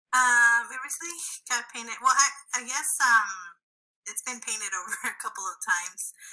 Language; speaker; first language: English; early bilingual, other home language; Spanish